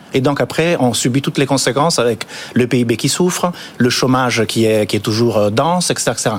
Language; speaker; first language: French; non-native, fluent; Italian